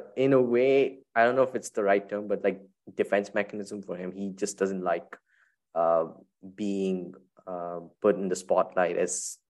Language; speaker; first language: English; non-native, local second language; Tamil